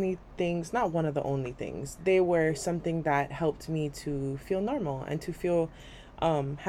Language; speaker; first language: English; native; English